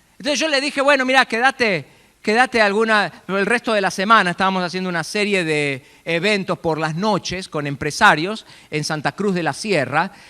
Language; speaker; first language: Spanish; native; Spanish